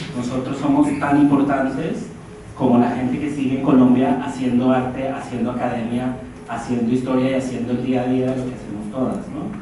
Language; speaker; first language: Spanish; native; Spanish